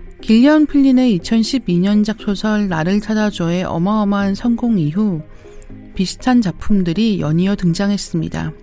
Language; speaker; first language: Korean; native; Korean